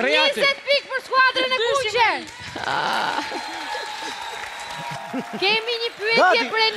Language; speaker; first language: Albanian; native; Albanian